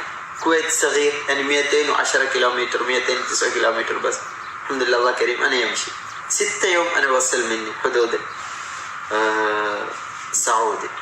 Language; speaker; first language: Arabic; non-native, learner; Malayalam